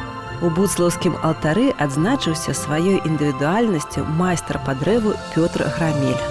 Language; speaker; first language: Belarusian; native; Belarusian